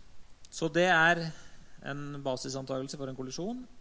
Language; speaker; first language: Norwegian; native; Norwegian